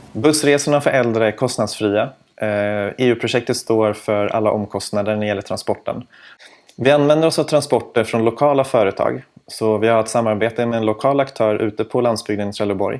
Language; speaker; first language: Swedish; native; Swedish